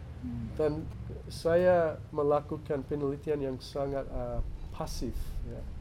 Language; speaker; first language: Indonesian; non-native, fluent; English